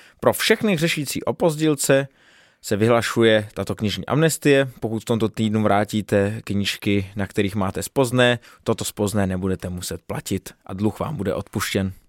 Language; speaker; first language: Czech; native; Czech